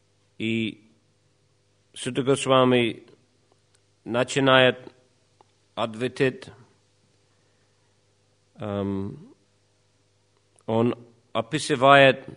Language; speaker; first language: Russian; non-native, fluent; English